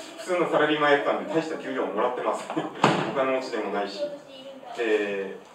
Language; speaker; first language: Japanese; native; Japanese